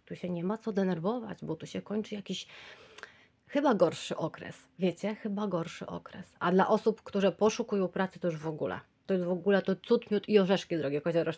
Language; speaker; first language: Polish; native; Polish